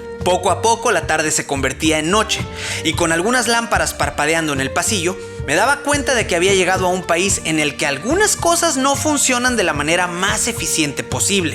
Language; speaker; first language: Spanish; native; Spanish